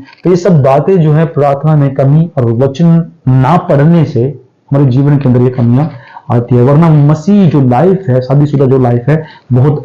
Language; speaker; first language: Hindi; native; Hindi